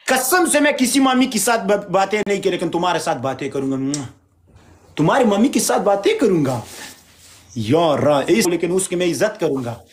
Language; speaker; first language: Hindi; non-native, fluent; Pashto